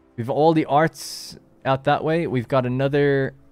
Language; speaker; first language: English; native; English